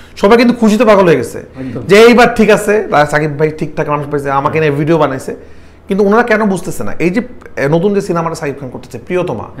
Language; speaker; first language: Bangla; native; Bangla